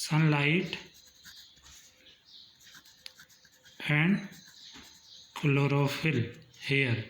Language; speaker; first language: English; non-native, local second language; Hindi